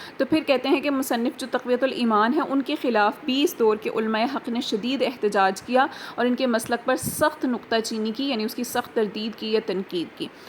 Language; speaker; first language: Urdu; native; Urdu